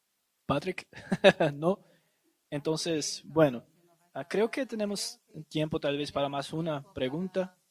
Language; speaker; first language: Spanish; non-native, fluent; Portuguese